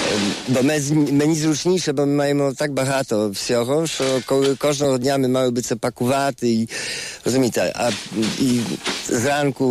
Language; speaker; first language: Ukrainian; non-native, fluent; Polish